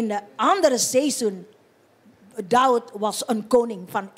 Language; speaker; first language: Dutch; non-native, fluent; Indonesian